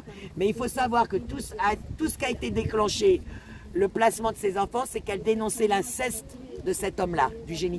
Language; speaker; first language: French; native; French